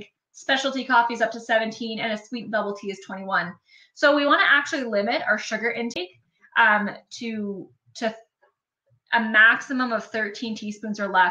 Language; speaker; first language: English; native; English